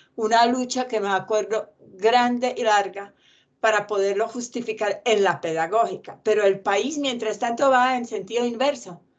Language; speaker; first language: Spanish; non-native, fluent; Czech